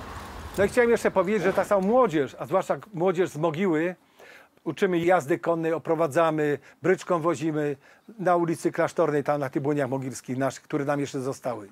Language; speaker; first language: Polish; native; Polish